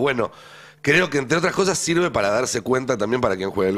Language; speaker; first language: Spanish; native; Spanish